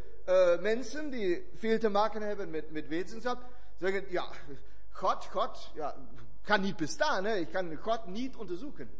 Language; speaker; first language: Dutch; non-native, fluent; German